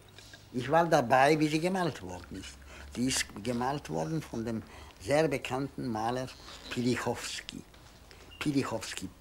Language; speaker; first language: German; non-native, fluent; Polish